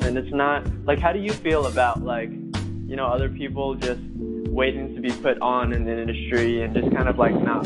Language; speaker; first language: English; native; English